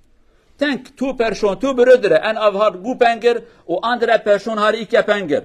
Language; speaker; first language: Norwegian; non-native, learner; Kurdish